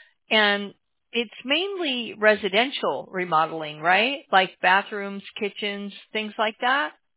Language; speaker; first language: English; native; English